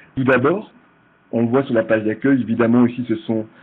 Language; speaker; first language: French; native; French